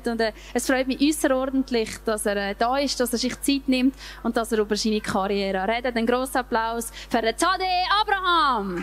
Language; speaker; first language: German; native; German